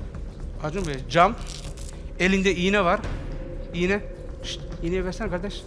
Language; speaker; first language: Turkish; native; Turkish